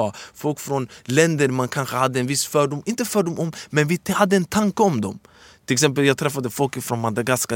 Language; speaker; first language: Swedish; early bilingual, other home language; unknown